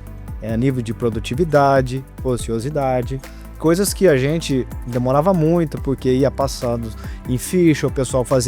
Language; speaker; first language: Portuguese; native; Portuguese